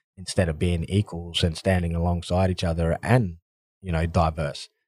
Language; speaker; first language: English; native; English